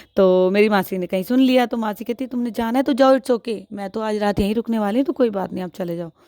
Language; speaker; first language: Hindi; native; Hindi